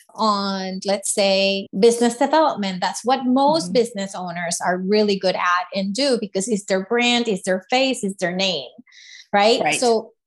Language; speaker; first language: English; non-native, fluent; Spanish